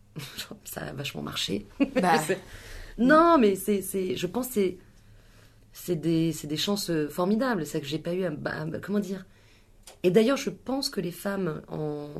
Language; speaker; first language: French; native; French